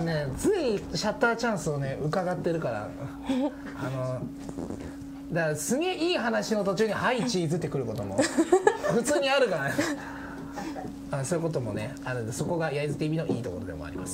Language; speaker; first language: Japanese; native; Japanese